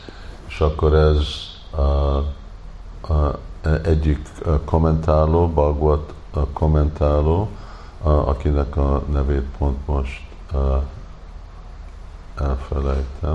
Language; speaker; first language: Hungarian; early bilingual, heritage; Hungarian